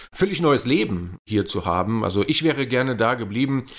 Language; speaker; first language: German; native; German